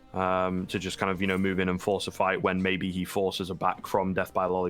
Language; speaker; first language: English; native; English